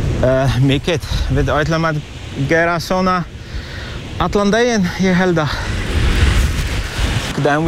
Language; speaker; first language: Icelandic; non-native, learner; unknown